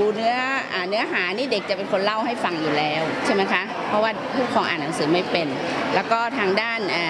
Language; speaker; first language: Thai; native; Thai